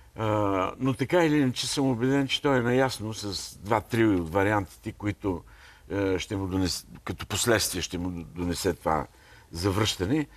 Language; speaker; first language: Bulgarian; native; Bulgarian